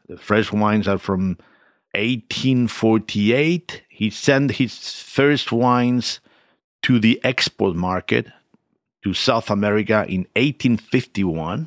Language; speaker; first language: English; non-native, fluent; Spanish